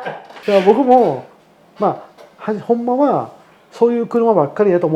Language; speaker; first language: Japanese; native; Japanese